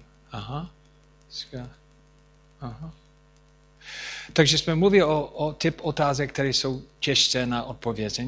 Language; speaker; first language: Czech; non-native, fluent; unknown